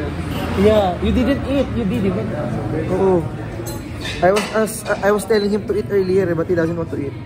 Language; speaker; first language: English; non-native, learner; Filipino